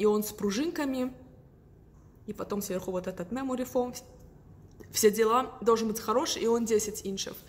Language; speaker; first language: Russian; early bilingual, heritage; Russian